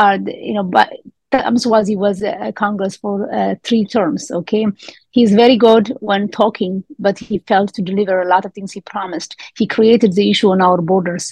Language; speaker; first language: English; early bilingual, other home language; Amharic